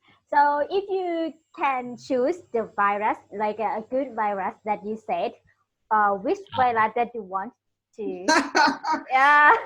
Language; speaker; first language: English; non-native, learner; Thai